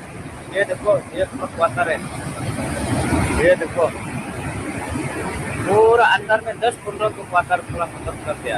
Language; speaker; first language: Hindi; non-native, local second language; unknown